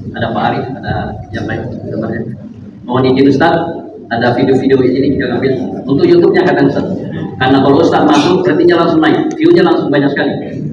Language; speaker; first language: Indonesian; native; Indonesian